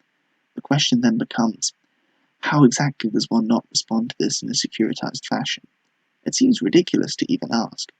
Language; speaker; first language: English; native; English